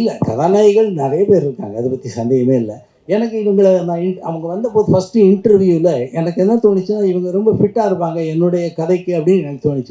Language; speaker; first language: Tamil; native; Tamil